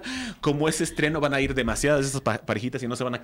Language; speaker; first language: Spanish; native; Spanish